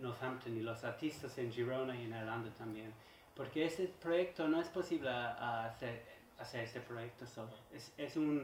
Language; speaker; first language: Spanish; non-native, learner; English